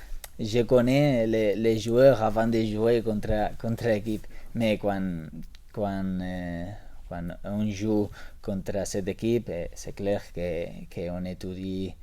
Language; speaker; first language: French; non-native, learner; Spanish